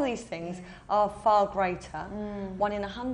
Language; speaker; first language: English; native; English